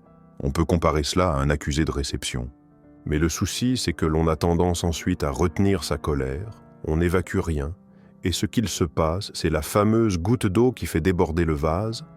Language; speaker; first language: French; native; French